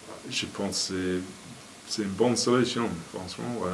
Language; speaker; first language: French; non-native, fluent; English